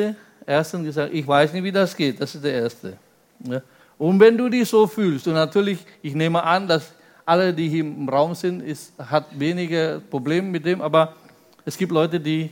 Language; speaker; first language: German; non-native, fluent; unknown